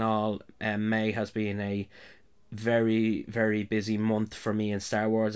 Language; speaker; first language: English; native; English